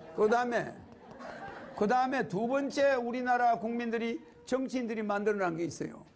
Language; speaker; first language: Korean; native; Korean